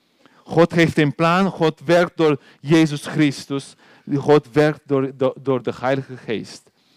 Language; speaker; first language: Dutch; non-native, learner; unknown